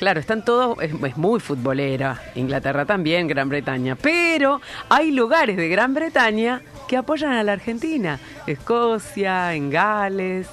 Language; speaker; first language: Spanish; native; Spanish